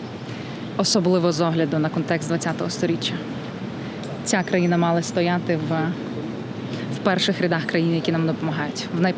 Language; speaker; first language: Ukrainian; native; Ukrainian